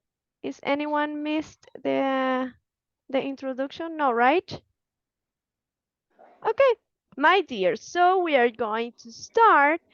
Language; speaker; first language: English; non-native, fluent; Spanish